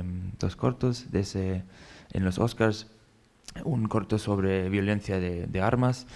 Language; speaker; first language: Spanish; non-native, fluent; German